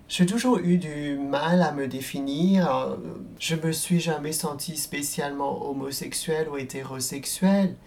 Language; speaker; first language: French; non-native, fluent; Cantonese